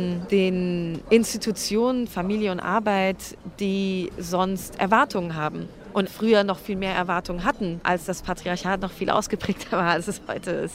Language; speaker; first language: German; native; German